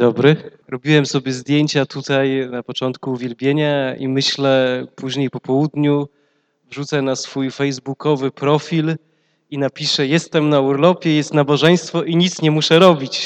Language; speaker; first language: Polish; native; Polish